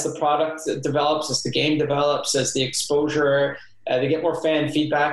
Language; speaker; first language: English; native; English